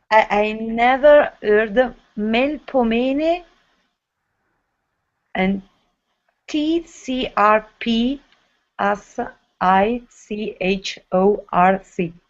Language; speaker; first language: English; non-native, learner; Italian